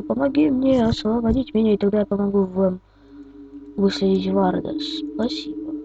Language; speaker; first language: Russian; native; Russian